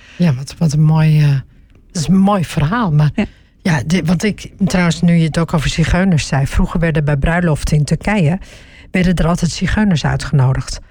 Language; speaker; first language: Dutch; early bilingual, other home language; Turkish